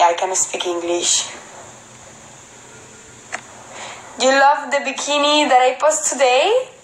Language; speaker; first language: English; non-native, fluent; Spanish